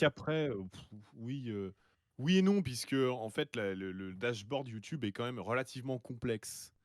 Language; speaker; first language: French; native; French